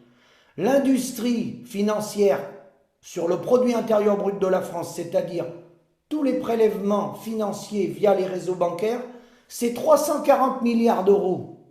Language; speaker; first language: French; native; French